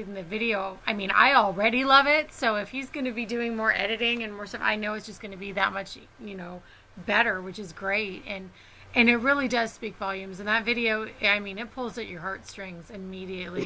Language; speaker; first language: English; native; English